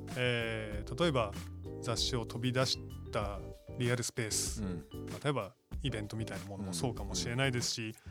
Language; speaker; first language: Japanese; native; Japanese